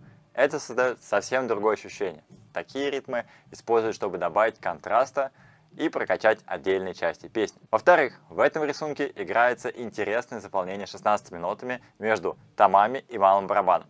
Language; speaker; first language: Russian; native; Russian